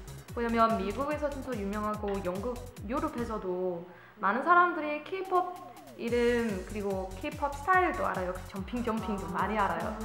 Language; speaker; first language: Korean; non-native, learner; English